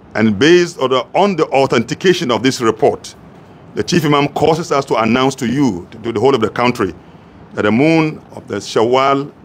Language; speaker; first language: English; non-native, local second language; Hausa